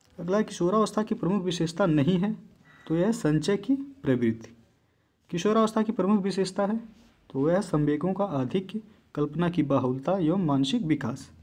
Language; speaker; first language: Hindi; native; Hindi